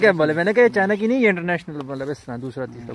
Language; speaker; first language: Chinese; non-native, learner; Urdu